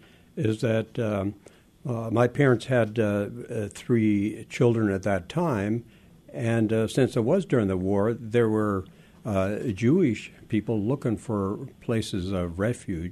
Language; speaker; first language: English; early bilingual, other home language; Western Frisian